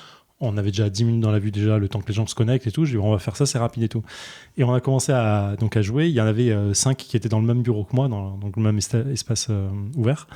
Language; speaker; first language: French; native; French